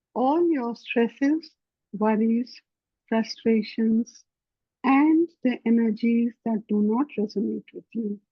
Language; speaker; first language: English; non-native, local second language; Hindi